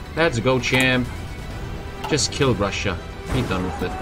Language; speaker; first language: English; non-native, fluent; German